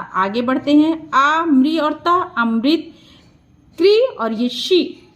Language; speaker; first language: Hindi; native; Hindi